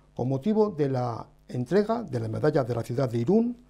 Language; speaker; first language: Spanish; native; Spanish